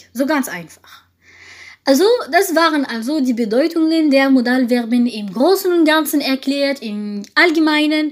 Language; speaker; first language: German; non-native, fluent; French